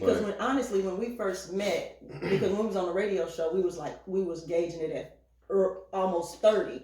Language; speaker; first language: English; native; English